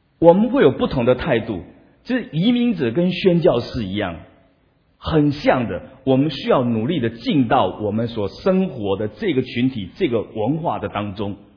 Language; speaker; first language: Chinese; non-native, local second language; Min Nan Chinese